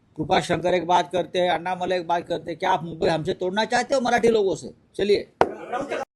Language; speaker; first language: Hindi; non-native, local second language; Marathi